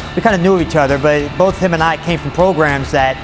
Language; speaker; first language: English; native; English